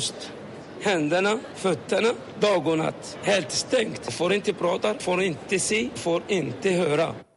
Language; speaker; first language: Swedish; non-native, learner; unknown